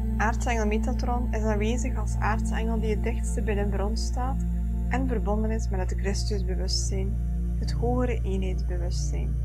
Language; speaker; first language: Dutch; native; Dutch